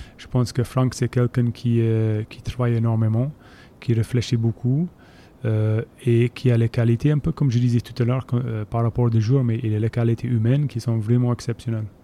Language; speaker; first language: French; non-native, fluent; English